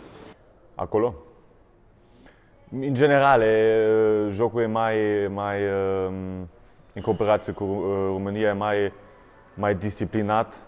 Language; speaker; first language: Romanian; early bilingual, heritage; German